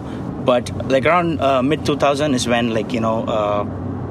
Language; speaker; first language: English; non-native, local second language; Tamil